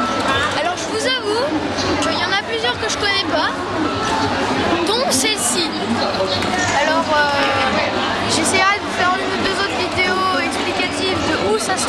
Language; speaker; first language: French; native; French